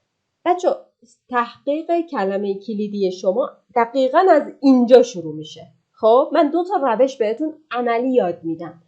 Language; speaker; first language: Persian; native; Persian